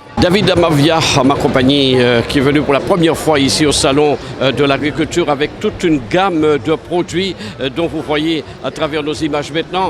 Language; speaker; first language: French; native; French